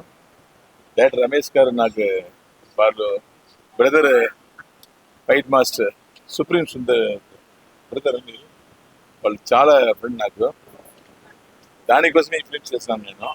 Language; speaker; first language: Telugu; non-native, learner; Tamil